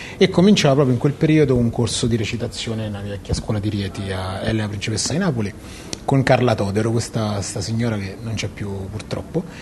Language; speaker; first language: Italian; native; Italian